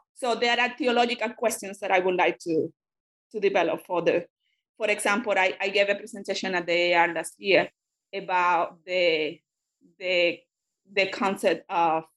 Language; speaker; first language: English; non-native, fluent; Spanish